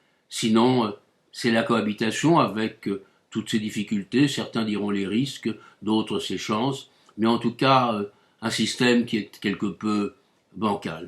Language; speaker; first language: French; native; French